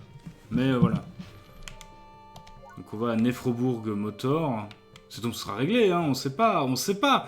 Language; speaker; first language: French; native; French